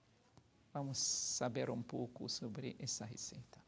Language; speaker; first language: Portuguese; non-native, fluent; Arabic